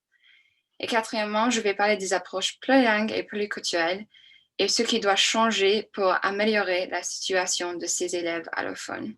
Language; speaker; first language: French; non-native, fluent; English